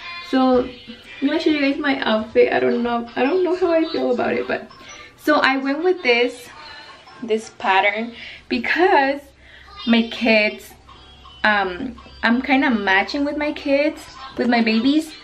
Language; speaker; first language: English; early bilingual, other home language; Spanish